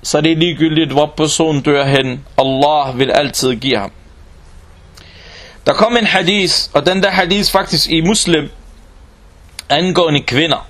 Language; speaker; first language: Danish; non-native, local second language; Arabic